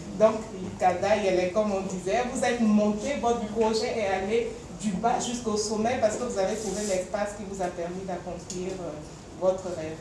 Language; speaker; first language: French; non-native, local second language; Bambara